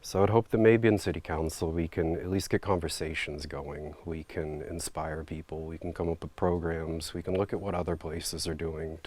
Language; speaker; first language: English; native; English